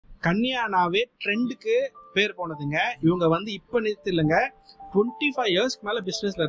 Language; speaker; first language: Tamil; native; Tamil